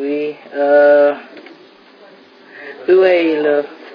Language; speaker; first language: French; non-native, learner; English